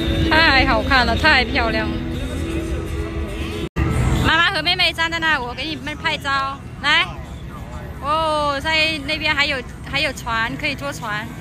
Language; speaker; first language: Chinese; non-native, fluent; Vietnamese